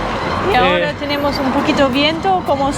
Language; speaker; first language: Spanish; non-native, learner; English